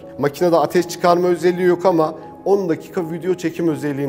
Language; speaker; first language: Turkish; native; Turkish